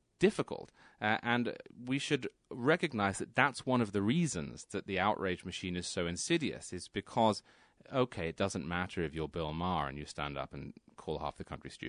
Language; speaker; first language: English; native; English